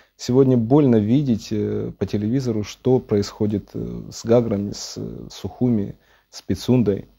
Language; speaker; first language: Russian; native; Russian